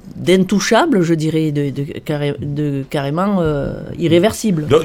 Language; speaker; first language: French; native; French